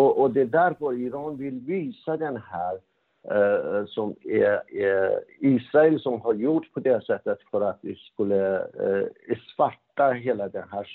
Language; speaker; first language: Swedish; non-native, fluent; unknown